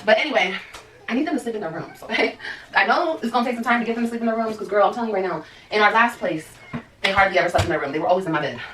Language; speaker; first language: English; native; English